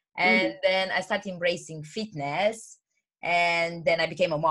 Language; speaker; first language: English; non-native, fluent; Romanian